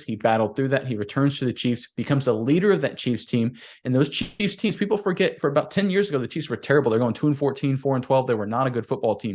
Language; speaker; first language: English; native; English